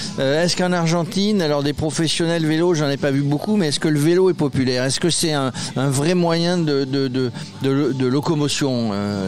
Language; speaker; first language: French; native; French